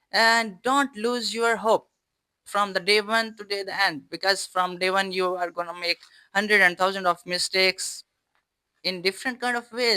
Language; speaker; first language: English; non-native, fluent; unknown